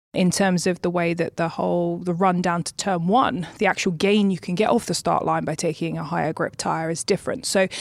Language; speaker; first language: English; native; English